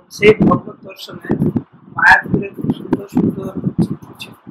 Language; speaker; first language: Bangla; native; Bangla